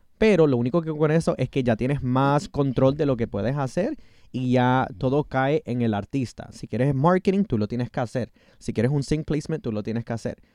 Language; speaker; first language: Spanish; early bilingual, heritage; Spanish